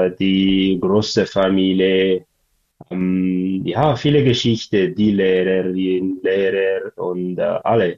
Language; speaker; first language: German; non-native, learner; Tigrinya